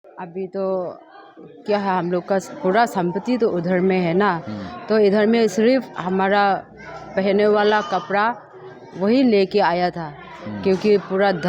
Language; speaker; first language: Hindi; non-native, local second language; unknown